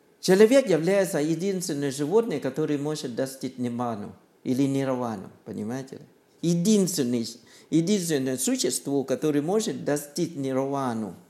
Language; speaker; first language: Russian; non-native, learner; Thai